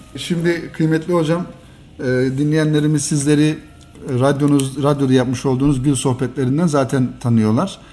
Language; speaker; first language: Turkish; native; Turkish